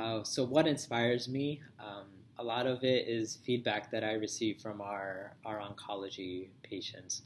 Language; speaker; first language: English; native; English